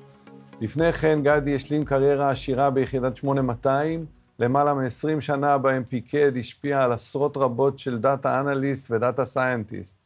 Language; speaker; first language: Hebrew; native; Hebrew